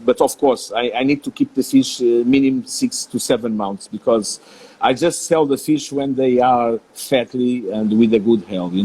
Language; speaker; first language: English; non-native, learner; Portuguese